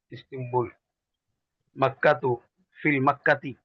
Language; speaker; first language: Arabic; non-native, learner; Urdu